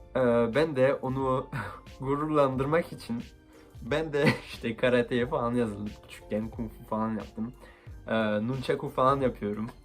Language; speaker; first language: Turkish; early bilingual, heritage; Turkish